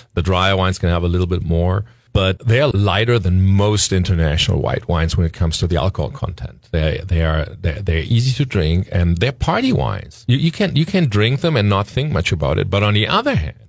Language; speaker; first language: English; non-native, fluent; German